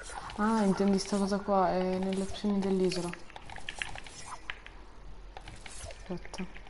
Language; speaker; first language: Italian; native; Italian